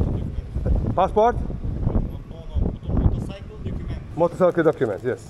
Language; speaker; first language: English; non-native, learner; Maltese